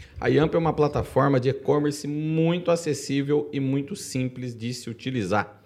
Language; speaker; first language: Portuguese; native; Portuguese